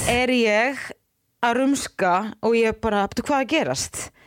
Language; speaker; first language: Icelandic; non-native, fluent; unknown